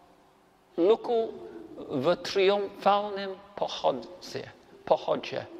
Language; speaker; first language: Polish; non-native, learner; English